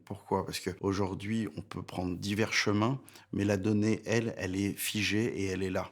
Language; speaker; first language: French; native; French